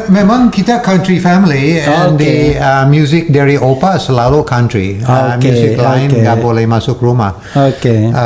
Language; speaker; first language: Indonesian; non-native, learner; English